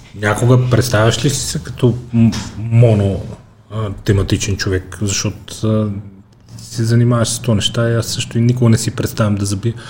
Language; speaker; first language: Bulgarian; native; Bulgarian